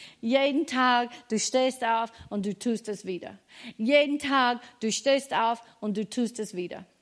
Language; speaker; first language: German; non-native, fluent; English